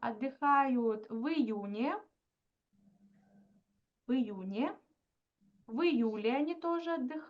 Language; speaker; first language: Russian; non-native, fluent; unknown